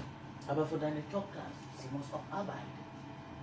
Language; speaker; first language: German; non-native, learner; French